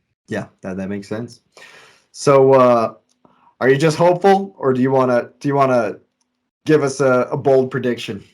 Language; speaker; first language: English; native; English